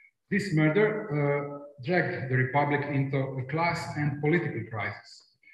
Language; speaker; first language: English; non-native, fluent; Croatian